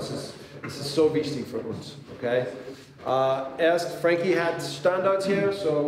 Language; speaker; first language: German; non-native, learner; English